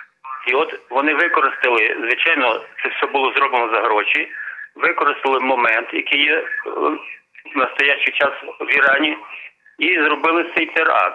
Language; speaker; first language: Ukrainian; non-native, local second language; Russian